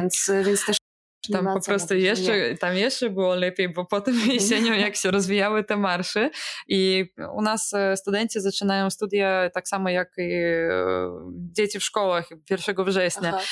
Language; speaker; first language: Polish; non-native, fluent; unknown